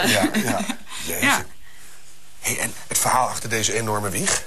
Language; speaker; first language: Dutch; native; Dutch